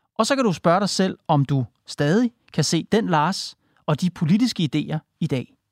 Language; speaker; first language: Danish; native; Danish